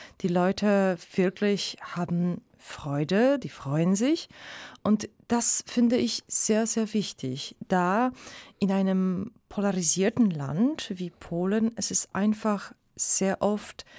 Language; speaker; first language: German; non-native, fluent; Polish